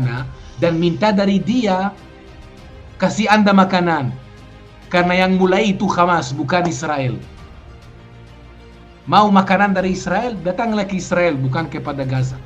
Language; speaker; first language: Indonesian; non-native, fluent; Hebrew